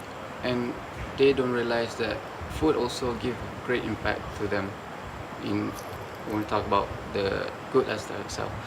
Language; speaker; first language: English; non-native, learner; Malay